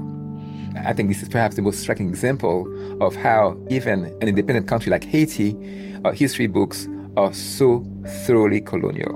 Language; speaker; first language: English; non-native, fluent; Haitian Creole